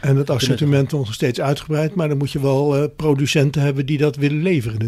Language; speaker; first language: Dutch; native; Dutch